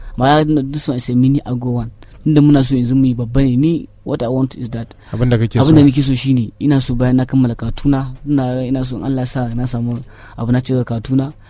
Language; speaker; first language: Hausa; native; Hausa